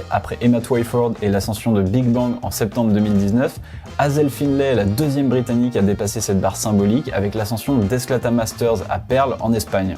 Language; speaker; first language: French; native; French